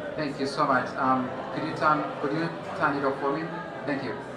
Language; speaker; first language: English; non-native, local second language; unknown